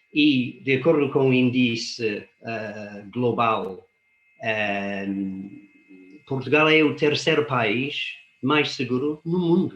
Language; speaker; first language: Portuguese; non-native, fluent; English